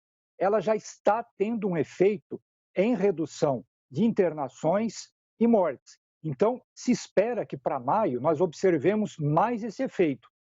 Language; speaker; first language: Portuguese; native; Portuguese